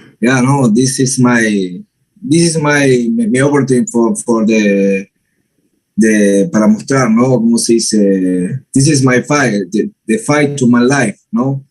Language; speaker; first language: English; non-native, learner; Spanish